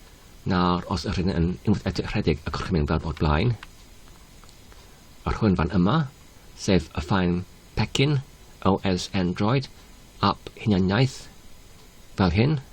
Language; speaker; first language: Welsh; non-native, learner; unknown